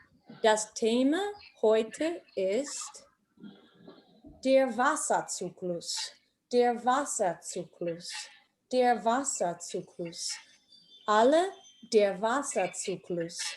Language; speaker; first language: German; non-native, fluent; English